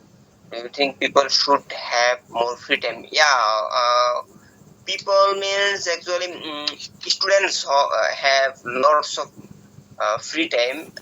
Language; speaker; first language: English; non-native, learner; Bangla